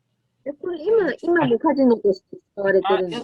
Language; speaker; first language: Japanese; native; Japanese